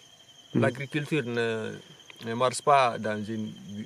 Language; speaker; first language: French; non-native, local second language; Fula